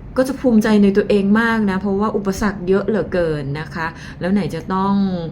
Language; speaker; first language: Thai; native; Thai